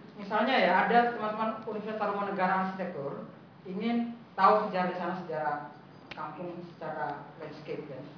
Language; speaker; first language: Indonesian; native; Indonesian